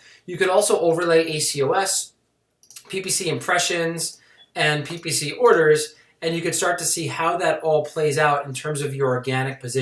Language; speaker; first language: English; native; English